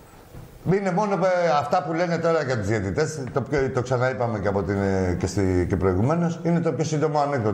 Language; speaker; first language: Greek; native; Greek